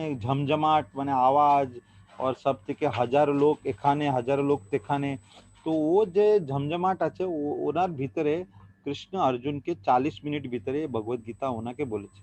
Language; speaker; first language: Bangla; non-native, learner; Hindi